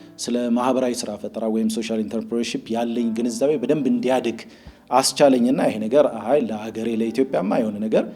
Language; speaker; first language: Amharic; native; Amharic